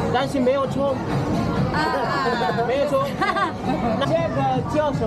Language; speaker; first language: Chinese; non-native, learner; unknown